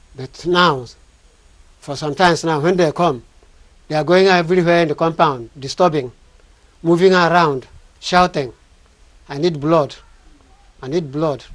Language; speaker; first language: English; non-native, local second language; Igbo